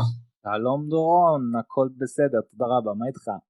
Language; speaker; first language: Hebrew; non-native, fluent; French